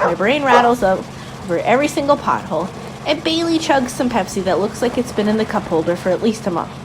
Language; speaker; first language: English; native; English